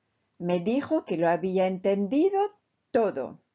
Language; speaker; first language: Spanish; non-native, fluent; French